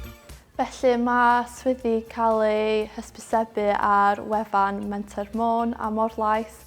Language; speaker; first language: Welsh; non-native, local second language; English